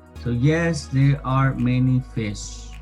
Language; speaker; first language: English; non-native, fluent; Spanish